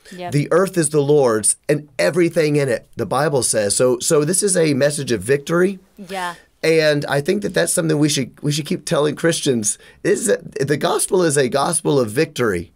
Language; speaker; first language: English; native; English